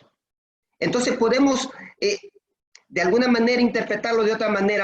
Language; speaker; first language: Spanish; native; Spanish